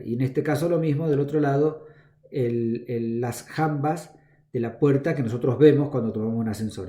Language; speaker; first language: Spanish; native; Spanish